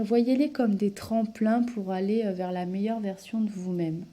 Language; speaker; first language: French; native; French